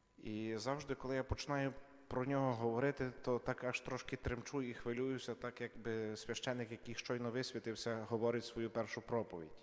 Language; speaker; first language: Ukrainian; native; Ukrainian